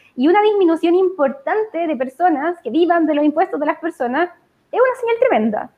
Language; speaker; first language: Spanish; native; Spanish